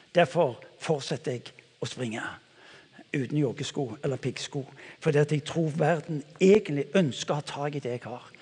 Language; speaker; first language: Norwegian; native; Norwegian